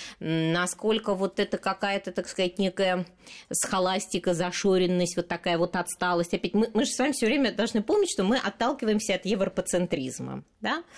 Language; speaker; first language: Russian; native; Russian